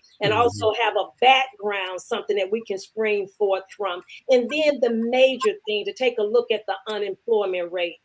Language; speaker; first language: English; native; English